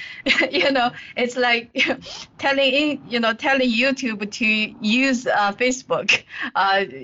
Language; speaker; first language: English; non-native, fluent; Chinese